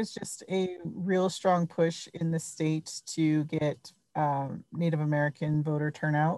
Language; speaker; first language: English; early bilingual, other home language; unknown